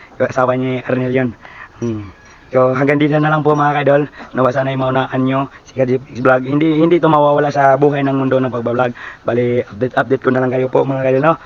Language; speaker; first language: Filipino; native; Filipino